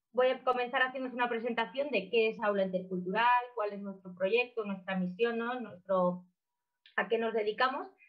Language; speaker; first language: Spanish; native; Spanish